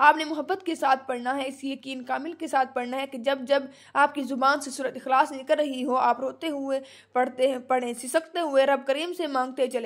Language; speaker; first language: Urdu; native; Urdu